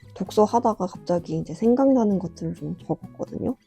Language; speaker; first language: Korean; native; Korean